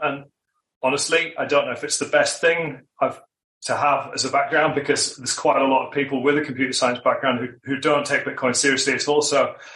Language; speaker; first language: English; native; English